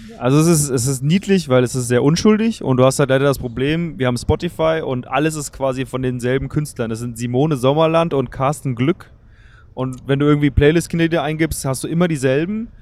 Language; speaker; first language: German; native; German